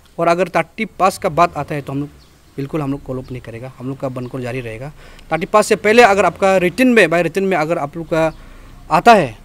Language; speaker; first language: Hindi; non-native, local second language; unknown